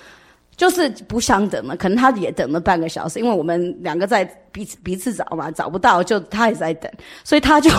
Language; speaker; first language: Chinese; early bilingual, heritage; English